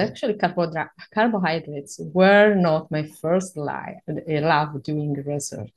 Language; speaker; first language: English; non-native, fluent; Italian